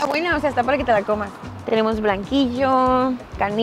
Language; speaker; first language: Spanish; native; Spanish